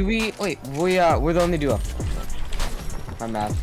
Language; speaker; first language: English; native; English